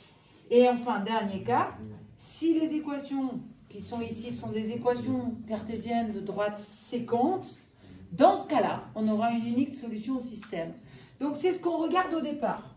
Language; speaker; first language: French; native; French